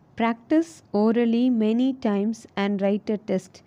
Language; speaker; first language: English; non-native, local second language; Tamil